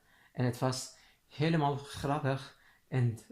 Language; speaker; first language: Dutch; non-native, fluent; Persian